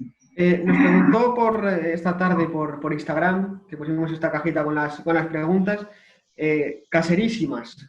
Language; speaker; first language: Spanish; native; Spanish